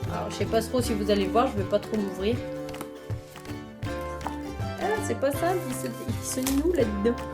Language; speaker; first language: French; native; French